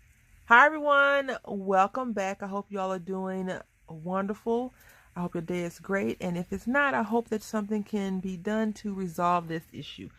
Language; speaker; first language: English; native; English